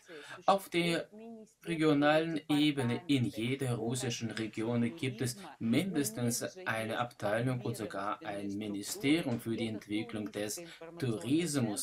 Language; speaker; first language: German; non-native, fluent; Russian